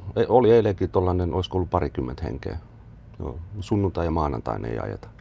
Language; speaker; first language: Finnish; native; Finnish